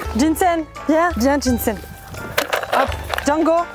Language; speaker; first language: French; native; French